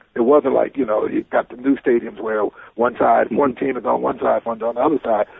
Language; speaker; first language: English; native; English